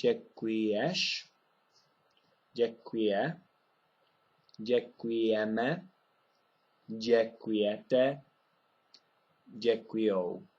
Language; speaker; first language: Czech; non-native, fluent; English